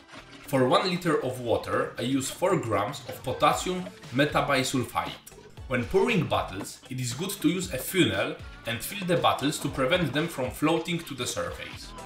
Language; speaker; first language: English; non-native, fluent; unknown